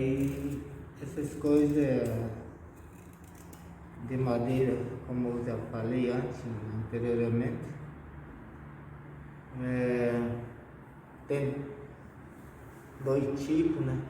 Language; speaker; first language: Portuguese; non-native, local second language; Guarani